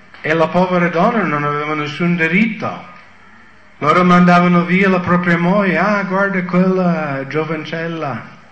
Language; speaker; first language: Italian; non-native, fluent; English